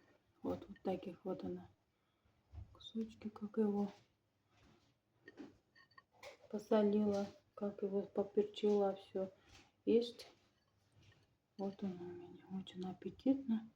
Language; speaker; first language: Russian; non-native, local second language; Kyrgyz